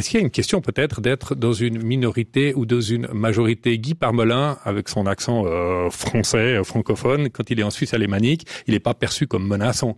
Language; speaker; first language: French; native; French